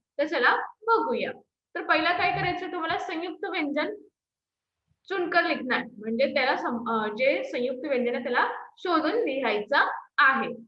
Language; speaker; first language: Marathi; non-native, local second language; Hindi